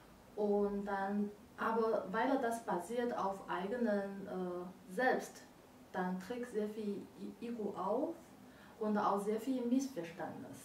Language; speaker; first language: German; non-native, learner; Chinese